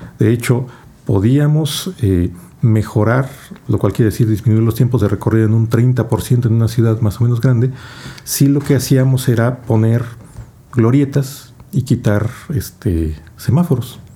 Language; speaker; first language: Spanish; native; Spanish